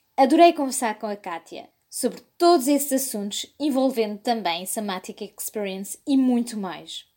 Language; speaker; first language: Portuguese; early bilingual, heritage; Portuguese